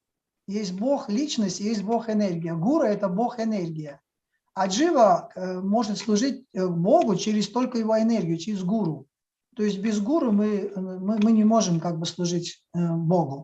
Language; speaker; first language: Russian; native; Russian